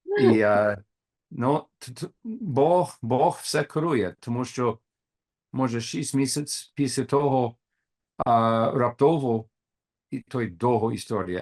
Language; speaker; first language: Ukrainian; non-native, learner; English